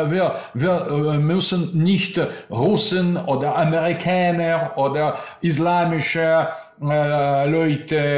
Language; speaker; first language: German; non-native, learner; Russian